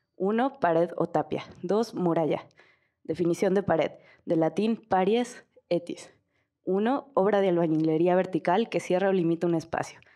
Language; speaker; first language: Spanish; native; Spanish